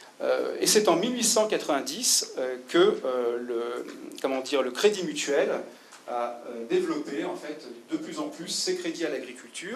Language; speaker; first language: French; native; French